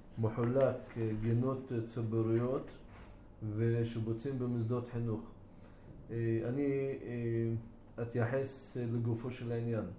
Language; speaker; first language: Hebrew; non-native, local second language; Arabic